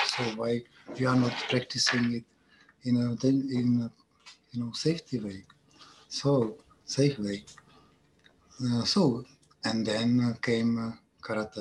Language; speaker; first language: English; non-native, learner; Czech